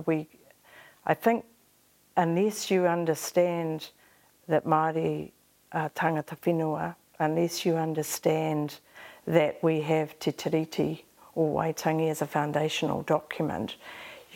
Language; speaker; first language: English; native; English